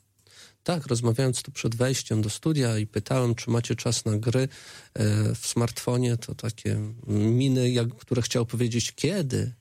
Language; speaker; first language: Polish; native; Polish